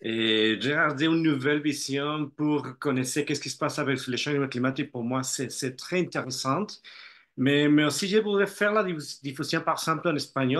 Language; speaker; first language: French; non-native, fluent; Spanish